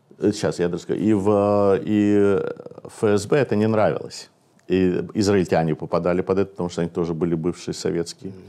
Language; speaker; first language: Russian; native; Russian